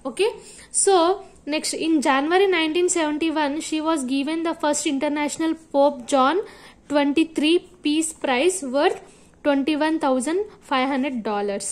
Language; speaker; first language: English; non-native, local second language; Telugu